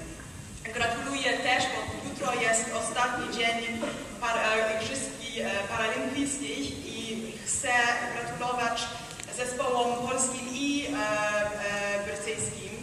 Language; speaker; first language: Polish; non-native, learner; English